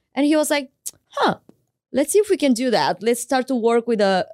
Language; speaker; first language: English; non-native, fluent; Romanian